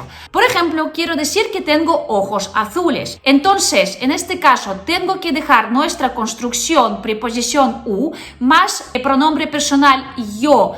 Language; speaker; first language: Spanish; non-native, fluent; Russian